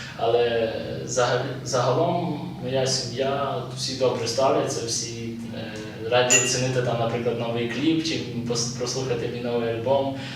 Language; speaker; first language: Ukrainian; native; Ukrainian